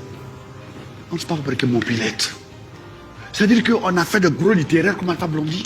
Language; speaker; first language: French; non-native, local second language; Dyula